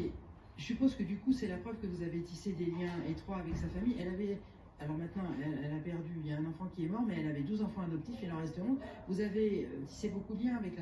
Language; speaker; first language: French; native; French